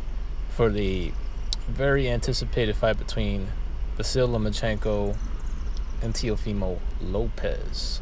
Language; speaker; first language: English; native; English